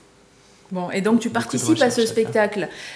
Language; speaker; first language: French; native; French